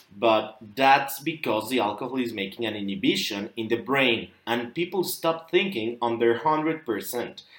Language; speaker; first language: English; non-native, fluent; Spanish